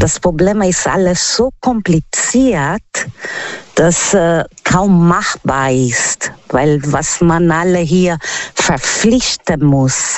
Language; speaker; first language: German; non-native, learner; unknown